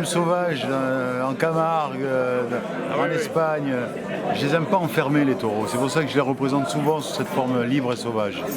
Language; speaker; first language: French; native; French